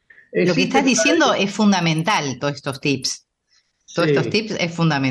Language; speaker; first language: Spanish; native; Spanish